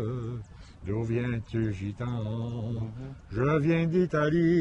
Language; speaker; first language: French; native; French